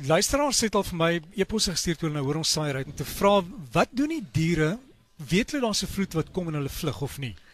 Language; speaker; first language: Afrikaans; native; Afrikaans